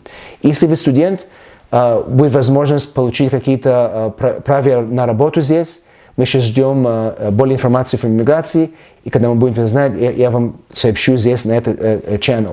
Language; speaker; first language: Russian; early bilingual, heritage; Russian